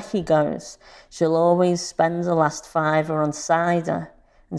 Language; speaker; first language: English; native; English